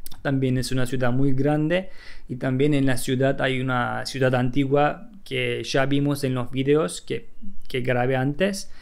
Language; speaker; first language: Spanish; non-native, fluent; Turkish